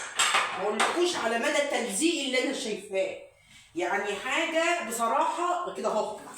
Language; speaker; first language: Arabic; native; Arabic